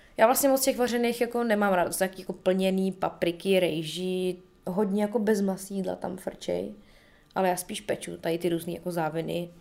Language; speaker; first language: Czech; early bilingual, other home language; Bulgarian